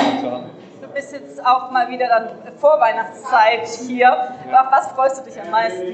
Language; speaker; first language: German; native; German